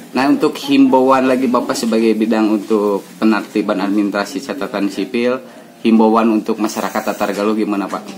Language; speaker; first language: Indonesian; native; Indonesian